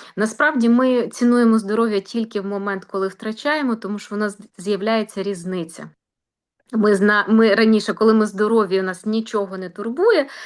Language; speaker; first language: Ukrainian; native; Ukrainian